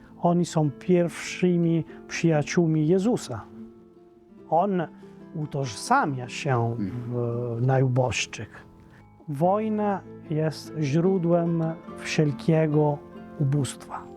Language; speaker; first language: Polish; non-native, fluent; Italian